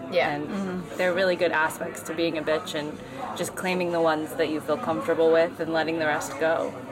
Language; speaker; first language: English; native; English